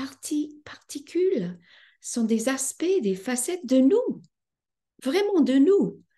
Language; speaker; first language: French; non-native, fluent; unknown